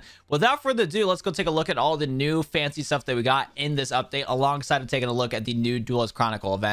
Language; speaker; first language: English; native; English